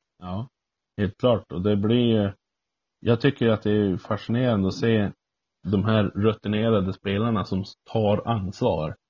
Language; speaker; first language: Swedish; native; Swedish